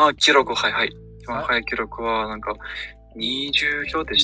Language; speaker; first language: Japanese; non-native, learner; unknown